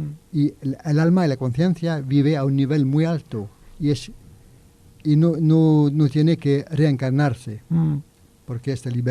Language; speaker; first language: Spanish; non-native, learner; French